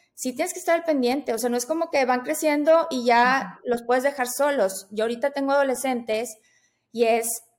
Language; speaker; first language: Spanish; native; Spanish